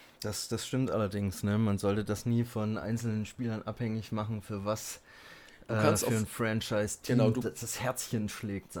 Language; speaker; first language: German; native; German